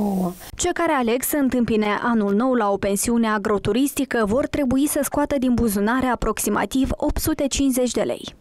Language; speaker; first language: Romanian; native; Romanian